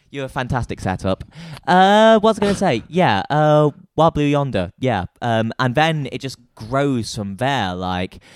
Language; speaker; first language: English; native; English